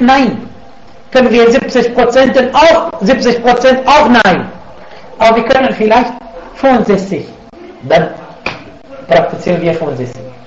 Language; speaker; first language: German; non-native, fluent; Arabic